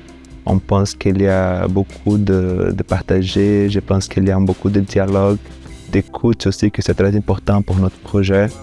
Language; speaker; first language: French; non-native, fluent; Portuguese